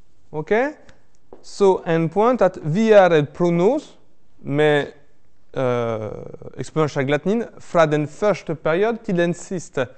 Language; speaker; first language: Norwegian; non-native, fluent; French